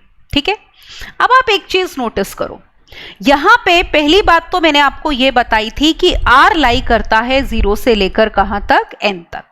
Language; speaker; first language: Hindi; native; Hindi